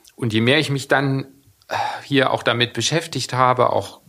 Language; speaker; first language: German; native; German